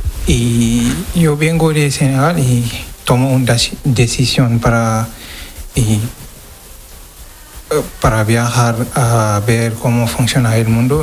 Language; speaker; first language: Spanish; non-native, learner; Wolof